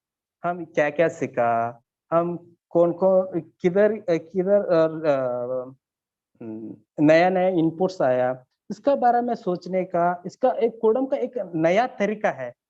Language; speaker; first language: Hindi; non-native, learner; Kannada